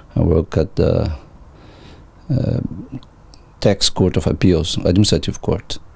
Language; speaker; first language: English; non-native, fluent; Portuguese